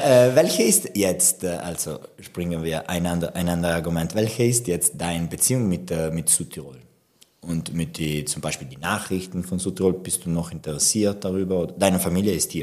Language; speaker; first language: German; non-native, local second language; Italian